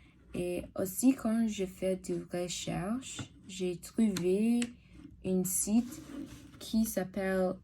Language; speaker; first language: French; non-native, learner; English